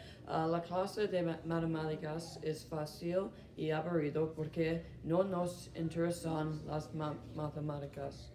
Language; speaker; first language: Spanish; non-native, learner; English